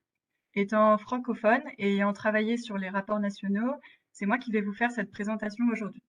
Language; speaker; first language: French; native; French